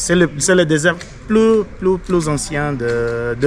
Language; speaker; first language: French; non-native, fluent; Portuguese